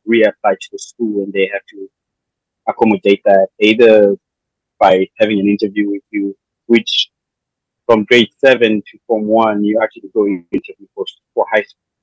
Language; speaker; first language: English; non-native, local second language; Shona